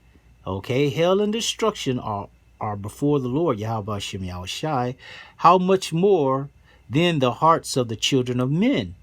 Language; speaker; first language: English; native; English